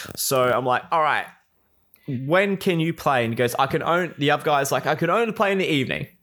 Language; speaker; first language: English; native; English